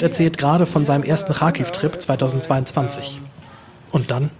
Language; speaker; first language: German; native; German